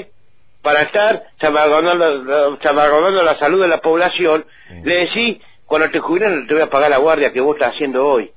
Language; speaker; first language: Spanish; native; Spanish